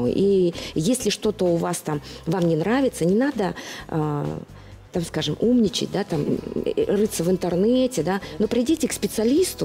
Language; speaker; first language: Russian; native; Russian